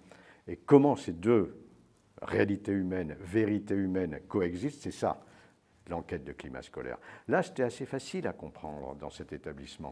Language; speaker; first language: French; native; French